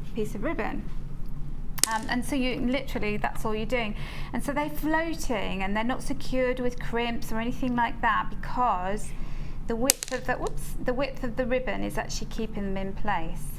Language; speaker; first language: English; native; English